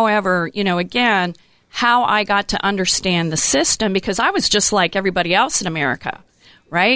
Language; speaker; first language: English; native; English